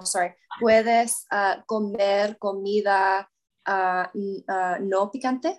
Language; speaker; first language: Spanish; non-native, learner; English